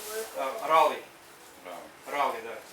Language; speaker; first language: Russian; non-native, fluent; English